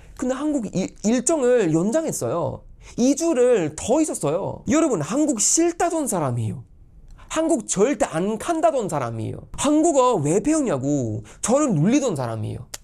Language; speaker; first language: Korean; non-native, fluent; Swedish